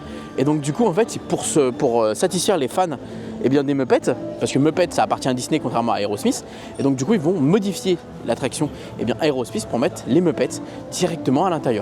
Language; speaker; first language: French; native; French